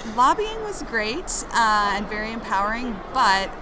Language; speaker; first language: English; native; English